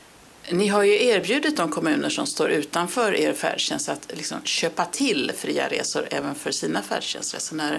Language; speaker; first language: Swedish; native; Swedish